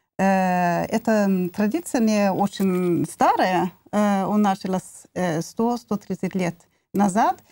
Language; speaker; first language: Russian; non-native, learner; Norwegian